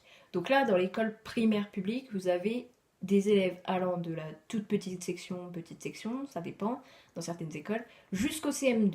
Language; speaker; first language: French; native; French